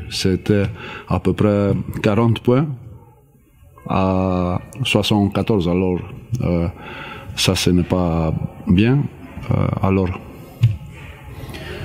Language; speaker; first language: French; non-native, learner; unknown